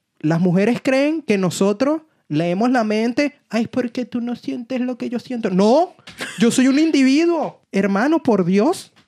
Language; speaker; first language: Spanish; native; Spanish